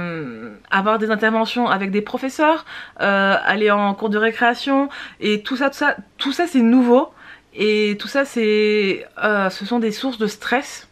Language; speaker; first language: French; native; French